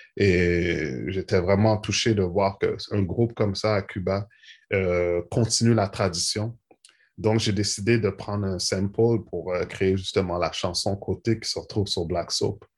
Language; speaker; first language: French; native; French